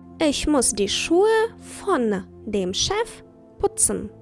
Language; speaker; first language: German; non-native, fluent; Ukrainian